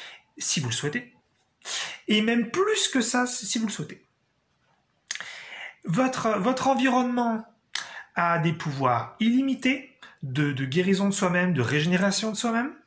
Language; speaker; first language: French; native; French